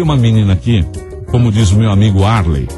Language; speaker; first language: Portuguese; native; Portuguese